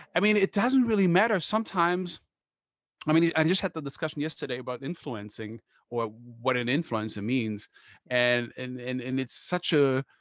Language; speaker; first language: English; non-native, fluent; German